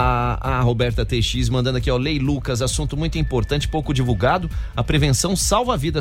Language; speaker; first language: Portuguese; native; Portuguese